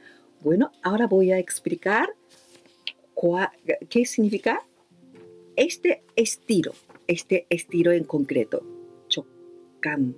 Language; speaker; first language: Spanish; non-native, fluent; Japanese